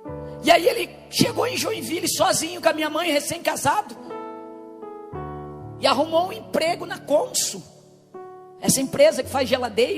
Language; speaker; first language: Portuguese; native; Portuguese